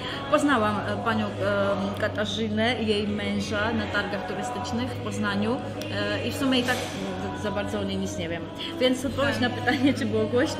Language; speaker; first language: Polish; non-native, fluent; Georgian